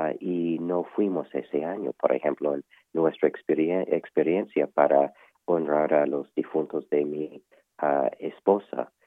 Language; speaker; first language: Spanish; non-native, fluent; English